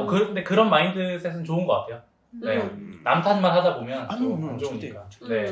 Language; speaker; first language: Korean; native; Korean